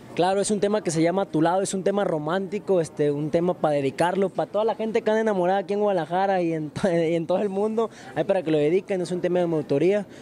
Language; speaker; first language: Spanish; native; Spanish